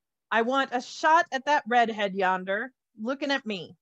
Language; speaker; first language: English; native; English